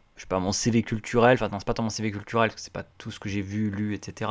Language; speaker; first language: French; native; French